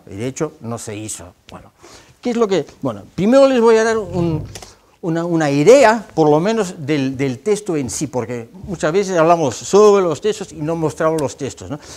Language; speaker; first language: Spanish; non-native, fluent; Dutch